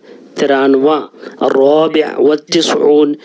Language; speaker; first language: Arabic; non-native, fluent; Urdu